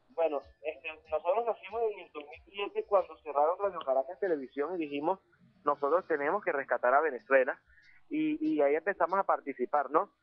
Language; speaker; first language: Spanish; native; Spanish